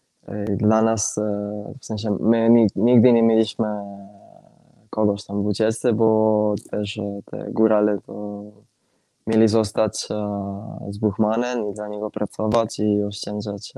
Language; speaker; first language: Polish; non-native, fluent; Italian